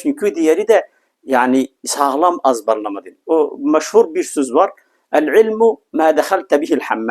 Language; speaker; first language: Turkish; non-native, fluent; Arabic